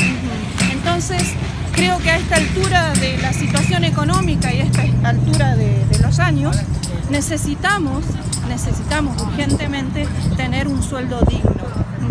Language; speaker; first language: Spanish; native; Spanish